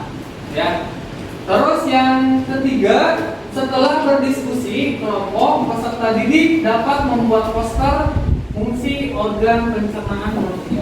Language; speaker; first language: Indonesian; non-native, local second language; Sundanese